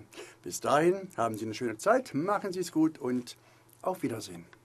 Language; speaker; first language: German; native; German